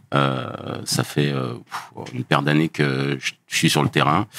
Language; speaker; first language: French; native; French